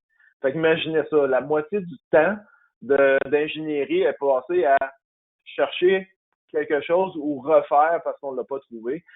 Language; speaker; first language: French; native; French